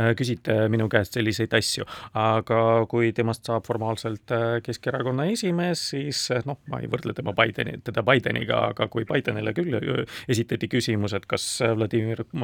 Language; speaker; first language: Estonian; non-native, local second language; Russian